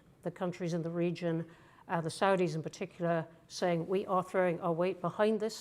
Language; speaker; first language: English; native; English